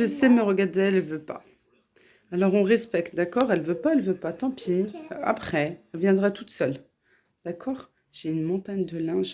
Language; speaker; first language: French; native; French